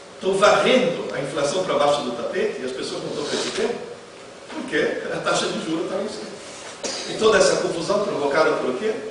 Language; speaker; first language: Portuguese; non-native, fluent; Italian